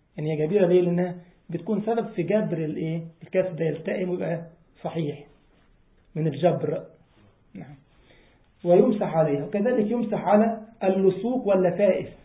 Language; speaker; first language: Arabic; native; Arabic